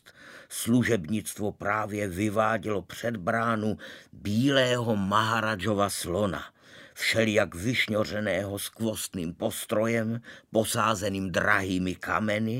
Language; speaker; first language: Czech; native; Czech